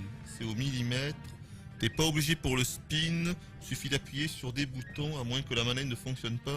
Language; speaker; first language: French; native; French